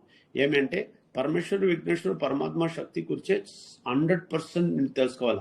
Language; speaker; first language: Telugu; non-native, learner; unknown